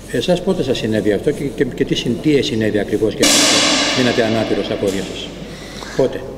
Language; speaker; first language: Greek; native; Greek